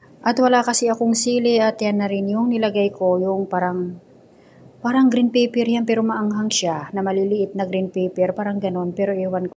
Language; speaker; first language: Filipino; non-native, local second language; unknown